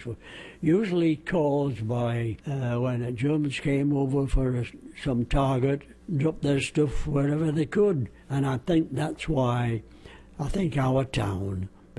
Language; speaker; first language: English; native; English